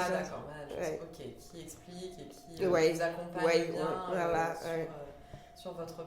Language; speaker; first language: French; native; French